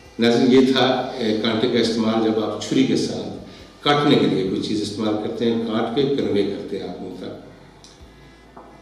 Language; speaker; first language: Urdu; non-native, local second language; Pahari-Potwari